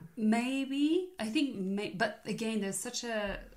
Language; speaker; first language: English; non-native, fluent; Polish